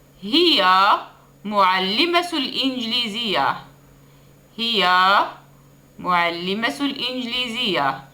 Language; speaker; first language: Arabic; native; Arabic